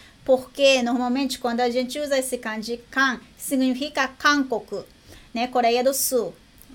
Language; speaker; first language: Portuguese; non-native, learner; Japanese